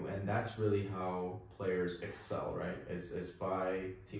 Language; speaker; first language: English; native; English